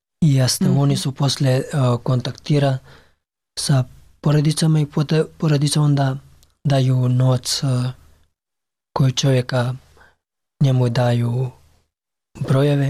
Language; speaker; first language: Serbian; non-native, learner; Pashto